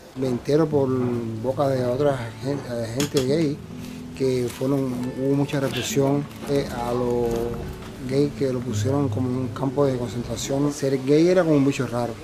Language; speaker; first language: Spanish; native; Spanish